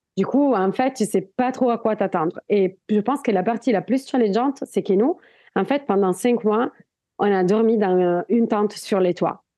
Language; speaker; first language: French; non-native, fluent; Italian